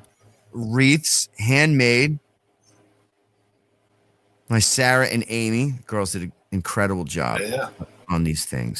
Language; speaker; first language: English; native; English